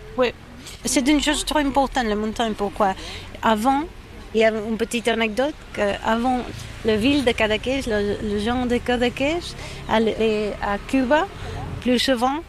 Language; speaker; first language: French; non-native, learner; Catalan